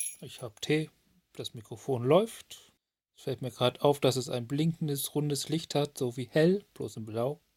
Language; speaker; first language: German; native; German